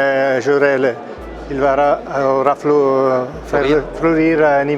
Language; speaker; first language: French; non-native, local second language; Italian